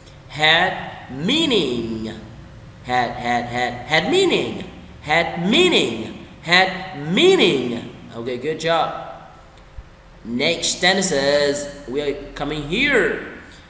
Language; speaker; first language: English; non-native, fluent; Vietnamese